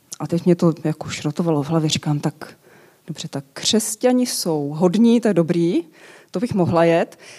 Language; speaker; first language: Czech; native; Czech